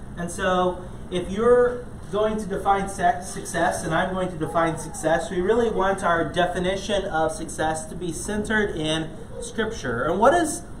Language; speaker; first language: English; native; English